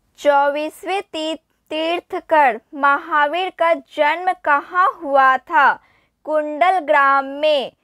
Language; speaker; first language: Hindi; native; Hindi